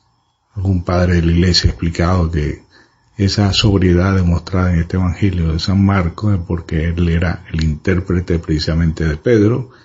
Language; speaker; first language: Spanish; native; Spanish